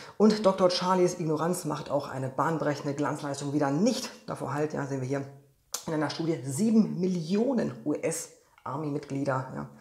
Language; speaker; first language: German; non-native, fluent; Polish